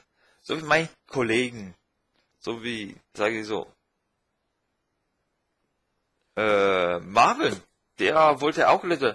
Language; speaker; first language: German; non-native, fluent; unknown